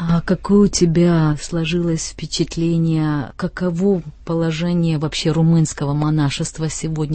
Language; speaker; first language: Russian; native; Russian